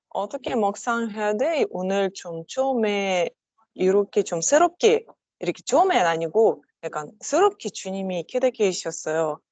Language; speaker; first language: Korean; non-native, learner; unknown